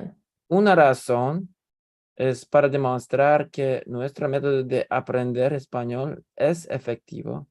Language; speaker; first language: Spanish; non-native, learner; English